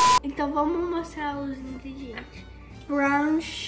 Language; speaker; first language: Portuguese; early bilingual, heritage; English